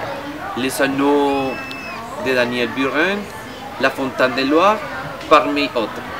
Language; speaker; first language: French; non-native, learner; Spanish